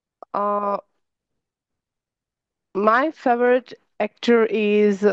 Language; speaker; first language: English; non-native, learner; Bangla